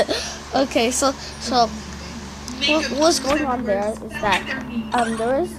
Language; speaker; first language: English; native; English